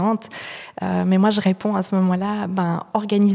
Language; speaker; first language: French; native; French